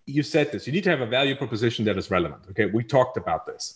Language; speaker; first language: English; non-native, fluent; German